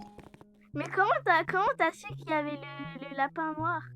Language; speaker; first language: French; native; French